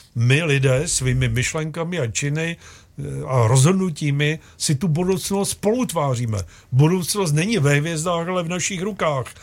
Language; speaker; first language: Czech; native; Czech